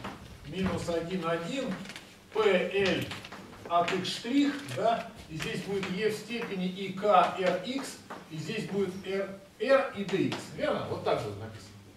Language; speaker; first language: Russian; native; Russian